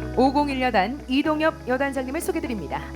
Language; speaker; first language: Korean; native; Korean